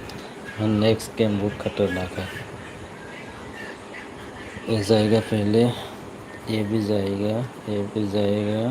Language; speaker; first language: Hindi; non-native, local second language; Bodo